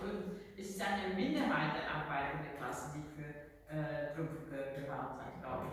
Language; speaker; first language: German; non-native, learner; Dutch